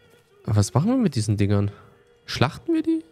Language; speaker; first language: German; native; German